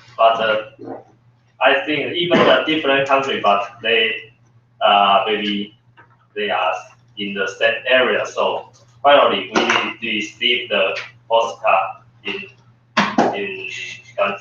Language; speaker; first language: English; non-native, learner; Chinese